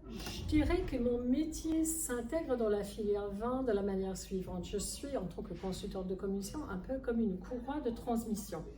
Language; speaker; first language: French; non-native, fluent; English